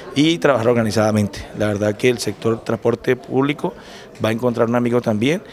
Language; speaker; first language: Spanish; native; Spanish